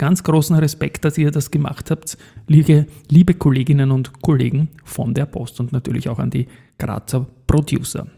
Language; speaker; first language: German; native; German